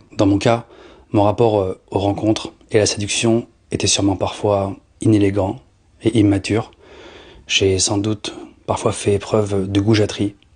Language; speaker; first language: French; native; French